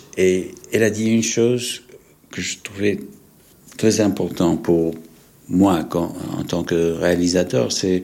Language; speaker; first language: French; non-native, fluent; English